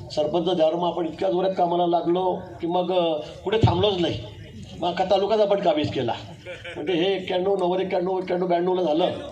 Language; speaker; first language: Marathi; native; Marathi